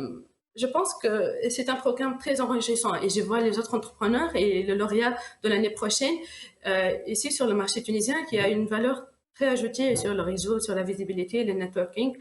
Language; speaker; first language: French; non-native, local second language; Arabic